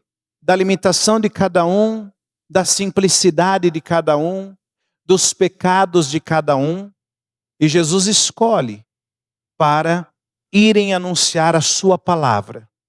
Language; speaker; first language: Portuguese; native; Portuguese